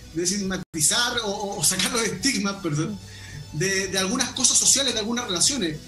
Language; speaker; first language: Spanish; native; Spanish